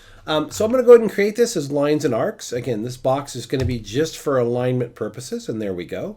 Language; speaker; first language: English; native; English